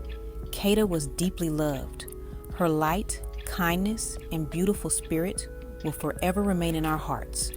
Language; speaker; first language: English; native; English